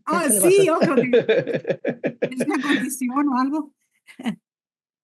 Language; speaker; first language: Spanish; early bilingual, heritage; Spanish